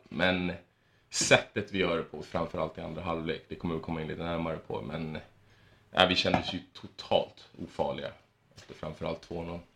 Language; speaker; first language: Swedish; early bilingual, other home language; Spanish